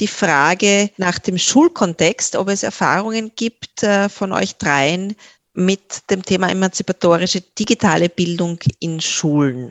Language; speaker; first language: German; native; German